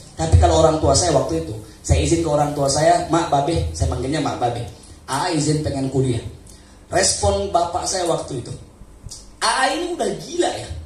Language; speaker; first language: Indonesian; non-native, local second language; Sundanese